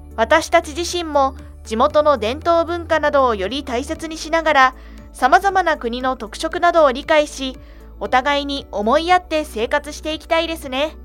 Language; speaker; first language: Japanese; native; Japanese